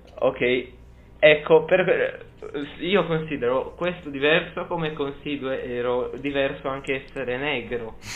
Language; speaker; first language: Italian; early bilingual, other home language; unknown